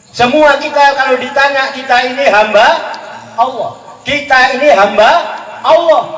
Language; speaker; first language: Indonesian; native; Indonesian